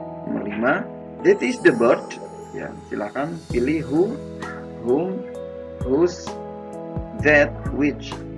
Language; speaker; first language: English; non-native, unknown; Indonesian